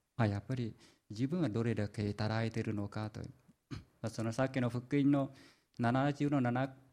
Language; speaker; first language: Japanese; non-native, fluent; Vietnamese